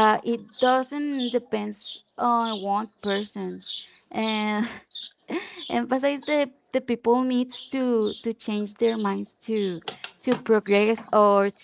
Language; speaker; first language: English; non-native, learner; Spanish